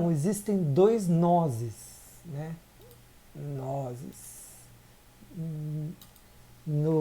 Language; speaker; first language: Portuguese; native; Portuguese